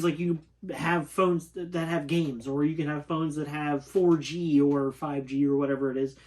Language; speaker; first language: English; native; English